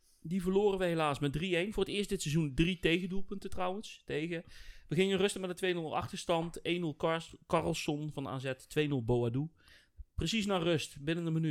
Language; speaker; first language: Dutch; native; Dutch